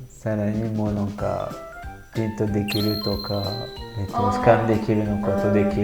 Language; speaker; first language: Japanese; non-native, learner; French